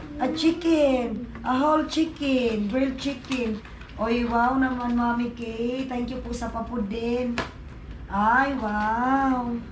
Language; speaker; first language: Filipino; non-native, local second language; Waray